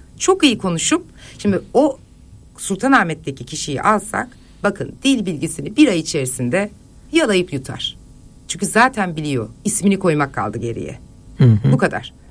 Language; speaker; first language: Turkish; native; Turkish